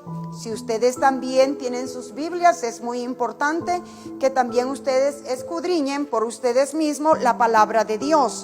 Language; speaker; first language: Spanish; native; Spanish